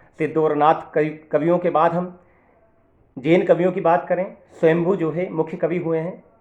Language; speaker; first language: Hindi; native; Hindi